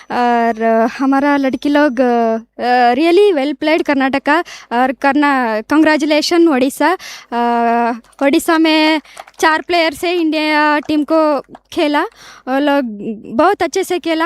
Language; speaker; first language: Hindi; non-native, local second language; Odia